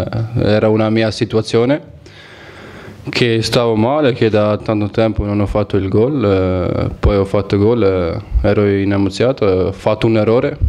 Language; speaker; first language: Italian; non-native, fluent; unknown